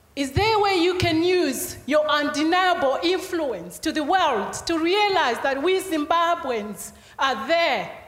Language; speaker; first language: English; non-native, local second language; Shona